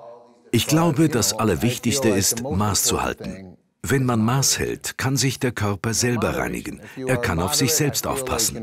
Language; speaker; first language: German; native; German